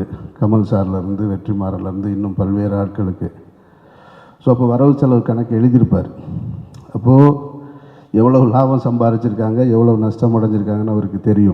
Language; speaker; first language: Tamil; native; Tamil